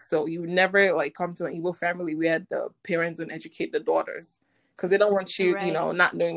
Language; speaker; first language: English; non-native, local second language; Igbo